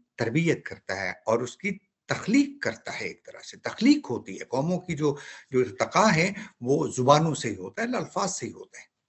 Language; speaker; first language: Urdu; native; Urdu